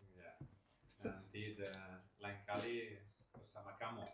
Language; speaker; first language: Indonesian; non-native, learner; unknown